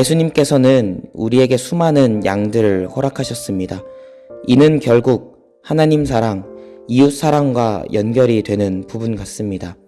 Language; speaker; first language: Korean; native; Korean